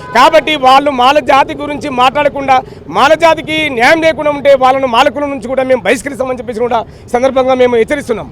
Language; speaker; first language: Telugu; native; Telugu